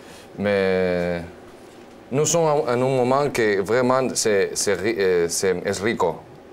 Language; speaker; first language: French; non-native, learner; Spanish